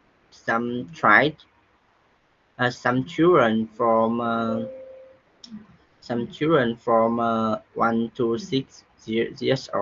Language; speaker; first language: English; non-native, learner; Vietnamese